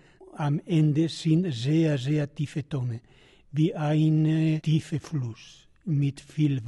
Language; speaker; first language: German; non-native, learner; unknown